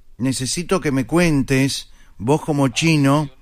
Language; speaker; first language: Spanish; native; Spanish